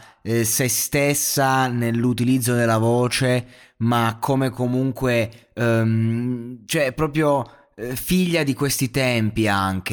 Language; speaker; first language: Italian; native; Italian